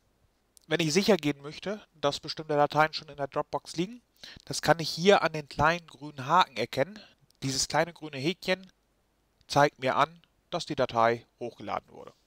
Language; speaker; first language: German; native; German